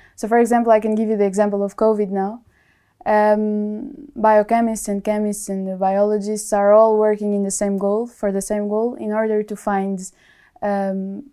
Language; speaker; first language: English; non-native, fluent; Portuguese